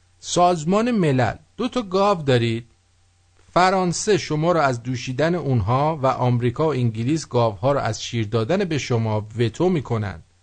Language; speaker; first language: Persian; native; Persian